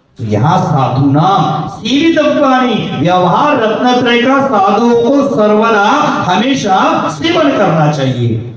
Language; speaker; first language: Hindi; non-native, local second language; Marathi